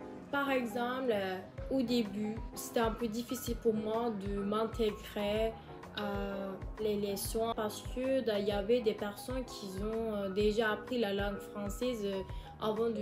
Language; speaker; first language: French; non-native, learner; Turkish